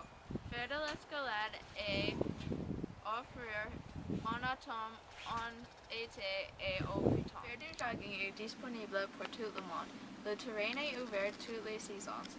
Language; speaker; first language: French; non-native, learner; English